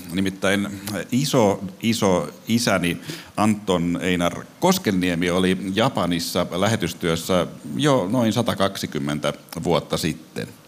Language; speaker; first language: Finnish; native; Finnish